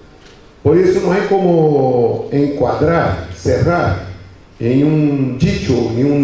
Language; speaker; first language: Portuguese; non-native, learner; Spanish